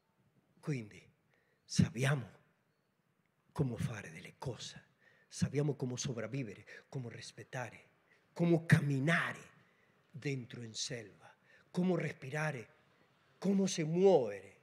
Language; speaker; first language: Italian; non-native, learner; Spanish